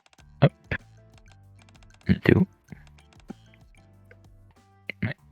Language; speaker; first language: French; native; French